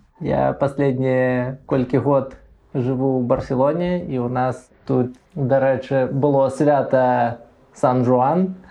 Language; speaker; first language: Belarusian; non-native, local second language; Russian